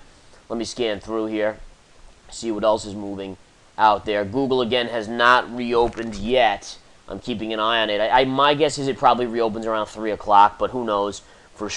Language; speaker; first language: English; native; English